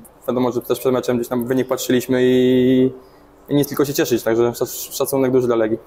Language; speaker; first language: Polish; native; Polish